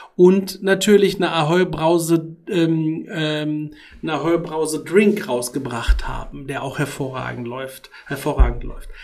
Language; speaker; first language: German; early bilingual, other home language; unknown